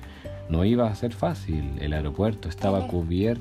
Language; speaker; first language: Spanish; native; Spanish